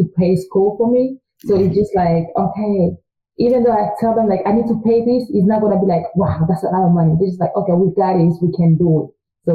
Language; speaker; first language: English; early bilingual, other home language; French